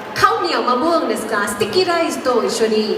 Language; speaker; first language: Japanese; non-native, learner; Thai